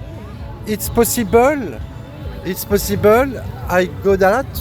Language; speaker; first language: English; non-native, learner; French